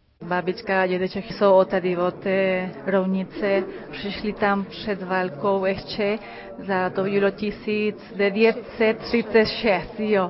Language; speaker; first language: Czech; early bilingual, heritage; Czech